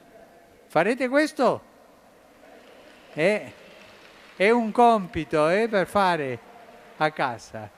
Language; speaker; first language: Italian; non-native, fluent; Spanish